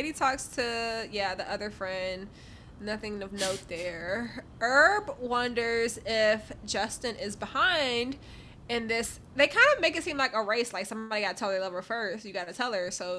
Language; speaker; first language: English; native; English